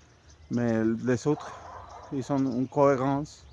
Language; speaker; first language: French; non-native, fluent; Spanish